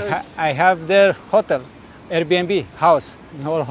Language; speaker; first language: English; non-native, learner; Romanian